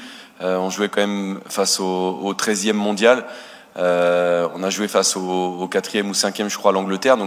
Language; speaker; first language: French; native; French